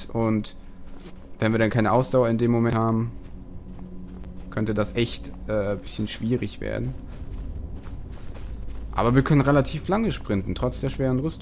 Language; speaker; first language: German; native; German